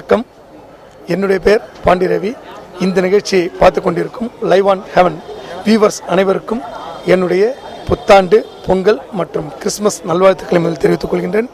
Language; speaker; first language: Tamil; native; Tamil